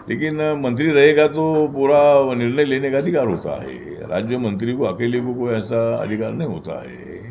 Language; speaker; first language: Hindi; non-native, local second language; Marathi